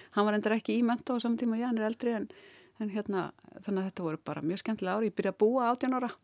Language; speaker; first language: Icelandic; native; Icelandic